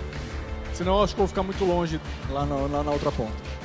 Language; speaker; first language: Portuguese; native; Portuguese